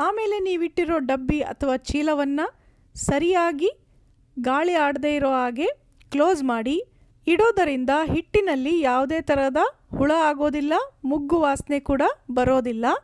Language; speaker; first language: Kannada; native; Kannada